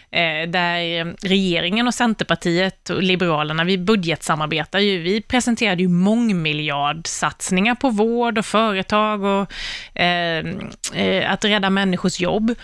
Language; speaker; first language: Swedish; native; Swedish